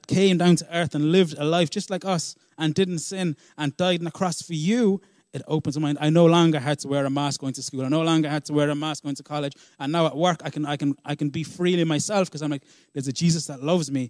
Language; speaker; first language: English; native; English